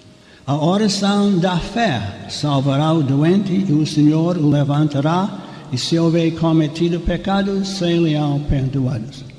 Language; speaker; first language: Portuguese; non-native, fluent; English